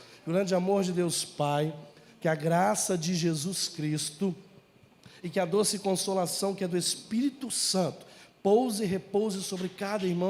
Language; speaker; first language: Portuguese; native; Portuguese